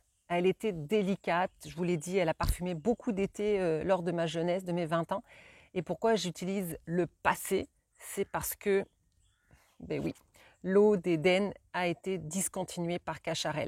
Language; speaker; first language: French; native; French